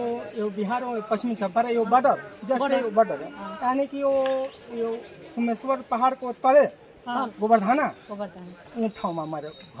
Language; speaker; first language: Nepali; non-native, learner; Hindi